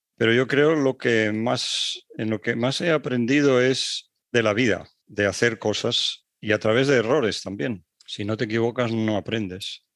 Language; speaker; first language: Spanish; native; Spanish